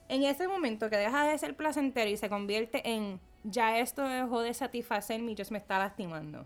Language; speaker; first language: Spanish; native; Spanish